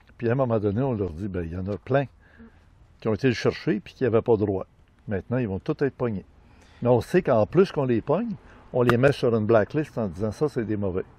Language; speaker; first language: French; native; French